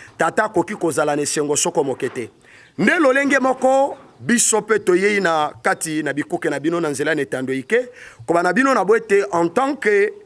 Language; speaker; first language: Lingala; non-native, local second language; Kongo